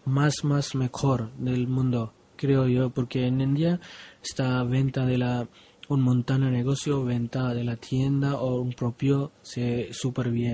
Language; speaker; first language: Spanish; non-native, learner; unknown